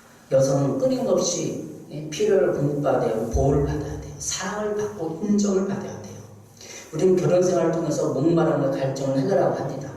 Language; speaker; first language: Korean; native; Korean